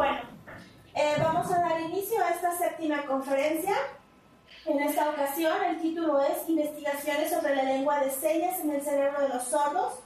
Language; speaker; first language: Spanish; native; Spanish